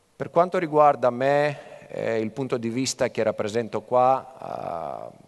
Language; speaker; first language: Italian; non-native, fluent; Greek